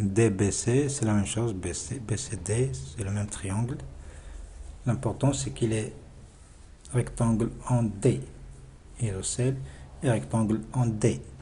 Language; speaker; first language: French; non-native, local second language; Arabic